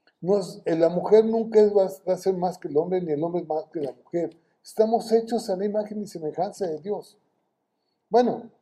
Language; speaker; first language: Spanish; native; Spanish